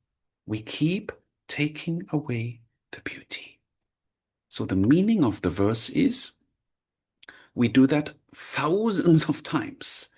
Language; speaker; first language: English; non-native, fluent; German